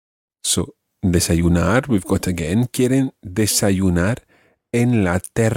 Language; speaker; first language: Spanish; non-native, fluent; English